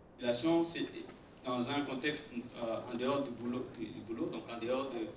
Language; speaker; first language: French; non-native, local second language; Swahili